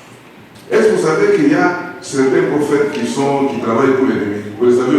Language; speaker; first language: French; non-native, local second language; Lingala